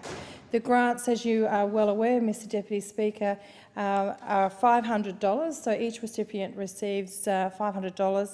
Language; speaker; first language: English; native; English